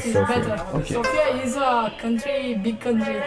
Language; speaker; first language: English; non-native, learner; Bulgarian